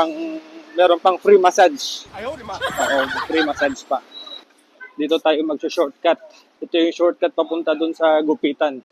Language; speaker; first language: Filipino; native; Filipino